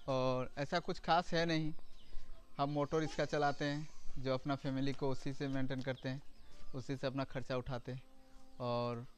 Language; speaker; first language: Hindi; non-native, local second language; Sylheti